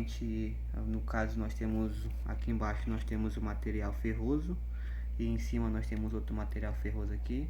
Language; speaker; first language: Portuguese; native; Portuguese